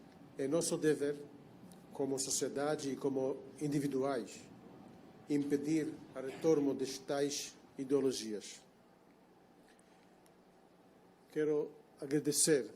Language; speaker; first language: Portuguese; non-native, fluent; Hebrew